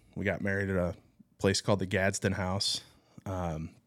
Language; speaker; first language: English; native; English